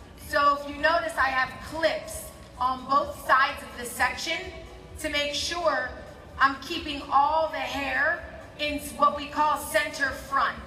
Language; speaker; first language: English; native; English